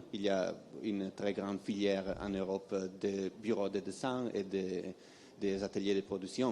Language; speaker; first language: French; non-native, fluent; Italian